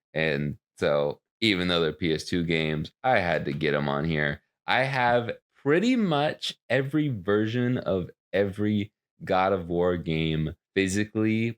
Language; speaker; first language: English; native; English